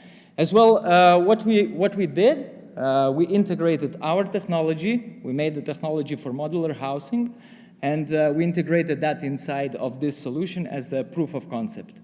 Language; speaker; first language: English; non-native, fluent; Lithuanian